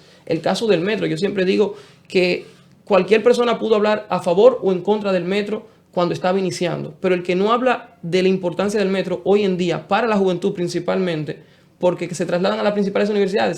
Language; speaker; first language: Spanish; native; Spanish